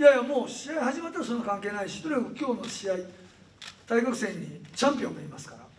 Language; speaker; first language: Japanese; native; Japanese